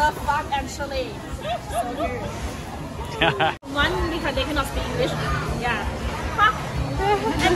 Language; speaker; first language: English; non-native, fluent; Thai